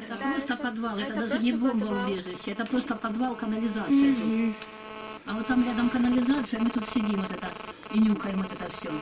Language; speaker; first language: Russian; native; Russian